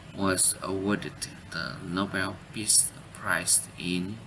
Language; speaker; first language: English; non-native, learner; Vietnamese